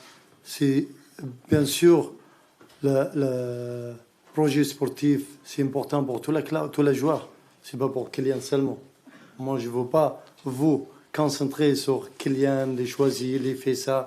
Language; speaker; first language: French; non-native, learner; Arabic